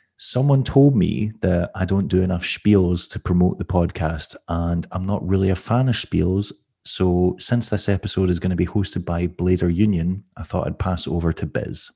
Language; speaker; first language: English; native; English